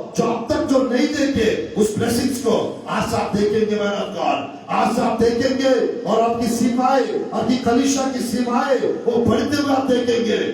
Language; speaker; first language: Hindi; non-native, local second language; Telugu